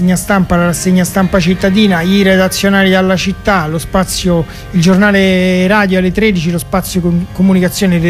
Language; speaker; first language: Italian; native; Italian